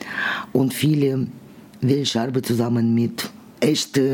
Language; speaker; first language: German; non-native, learner; Russian